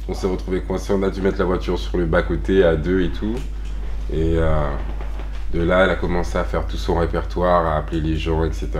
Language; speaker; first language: French; native; French